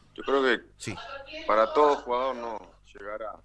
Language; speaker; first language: Spanish; native; Spanish